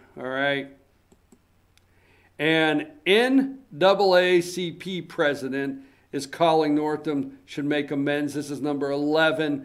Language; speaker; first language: English; native; English